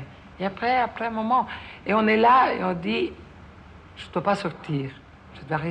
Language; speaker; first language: French; non-native, fluent; Italian